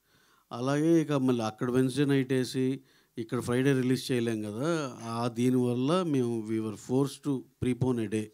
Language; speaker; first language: Telugu; native; Telugu